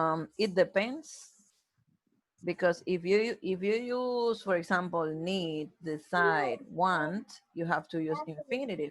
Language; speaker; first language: English; non-native, fluent; Spanish